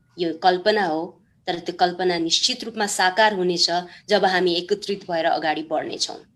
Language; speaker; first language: Nepali; non-native, local second language; Eastern Tamang